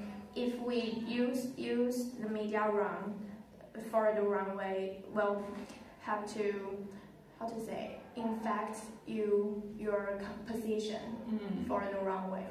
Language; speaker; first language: English; non-native, learner; Chinese